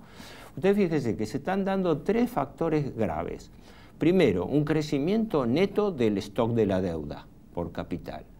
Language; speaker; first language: Spanish; native; Spanish